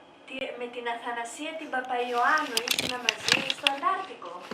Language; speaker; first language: Greek; native; Greek